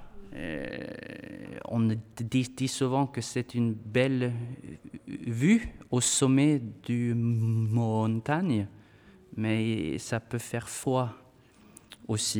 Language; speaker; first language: French; non-native, fluent; Swedish